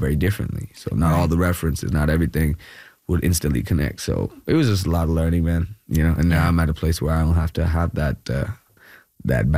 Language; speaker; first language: English; non-native, local second language; Malayalam